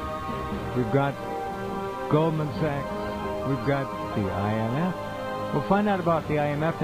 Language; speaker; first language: English; native; English